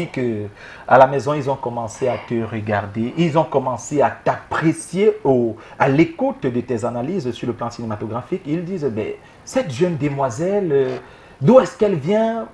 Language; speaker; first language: French; native; French